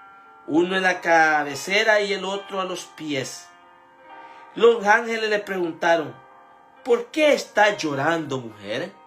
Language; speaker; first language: Spanish; native; Spanish